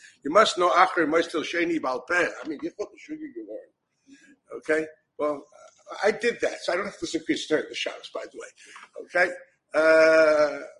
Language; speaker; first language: English; native; English